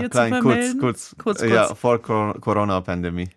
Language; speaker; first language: German; non-native, learner; Persian